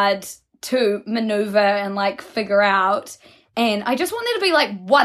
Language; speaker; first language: English; native; English